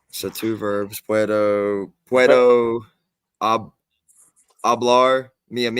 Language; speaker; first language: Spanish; non-native, learner; English